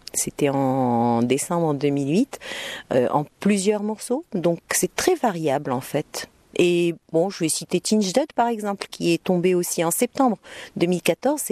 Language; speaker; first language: French; non-native, local second language; Arabic